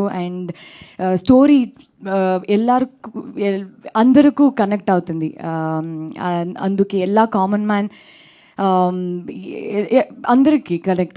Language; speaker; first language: Telugu; non-native, learner; Kannada